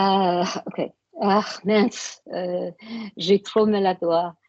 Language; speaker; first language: French; non-native, learner; English